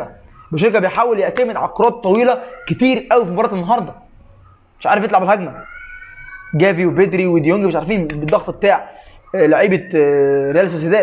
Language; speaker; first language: Arabic; native; Arabic